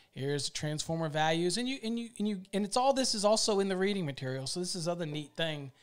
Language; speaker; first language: English; native; English